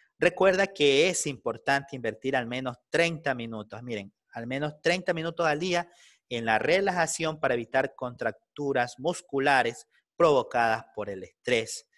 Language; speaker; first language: Spanish; native; Spanish